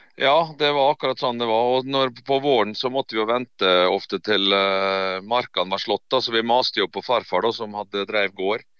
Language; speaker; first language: Norwegian; native; Norwegian